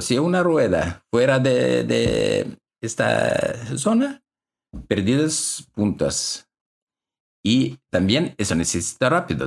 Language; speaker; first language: Spanish; non-native, learner; Russian